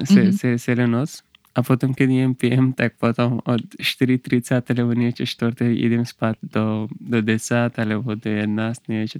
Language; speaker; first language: Slovak; non-native, learner; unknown